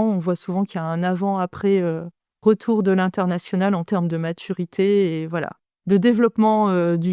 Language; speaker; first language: French; native; French